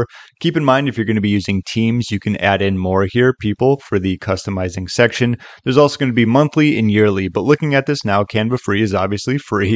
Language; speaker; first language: English; native; English